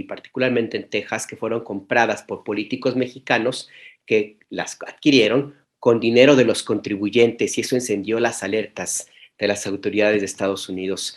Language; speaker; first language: Spanish; native; Spanish